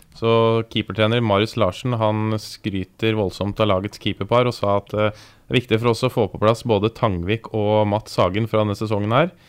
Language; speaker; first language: Norwegian; native; Norwegian